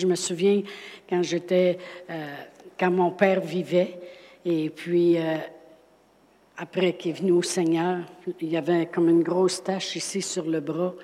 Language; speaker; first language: French; native; French